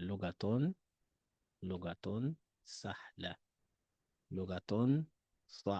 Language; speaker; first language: Arabic; non-native, fluent; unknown